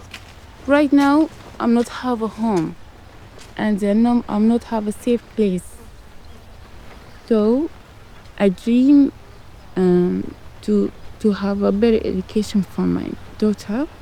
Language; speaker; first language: English; non-native, learner; Arabic